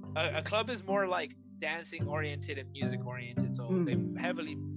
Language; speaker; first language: English; native; English